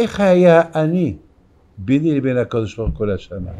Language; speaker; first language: Hebrew; non-native, fluent; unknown